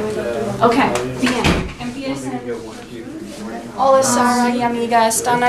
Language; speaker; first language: Spanish; non-native, fluent; English